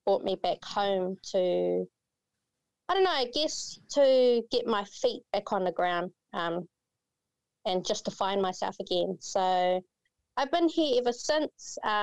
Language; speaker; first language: English; native; English